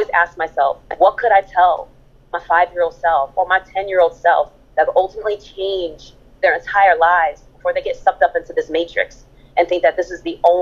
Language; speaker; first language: English; early bilingual, other home language; German